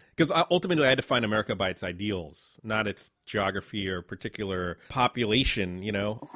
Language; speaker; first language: English; native; English